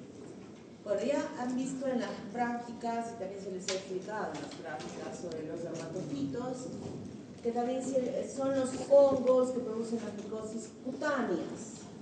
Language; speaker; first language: Spanish; native; Spanish